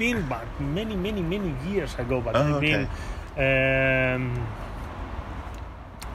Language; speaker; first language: English; non-native, learner; Spanish